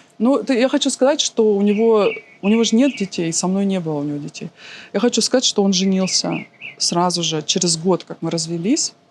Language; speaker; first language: Russian; native; Russian